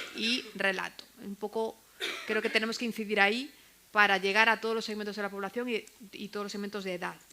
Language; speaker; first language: Spanish; native; Spanish